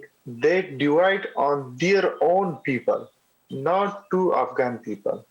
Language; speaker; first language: English; non-native, learner; Pashto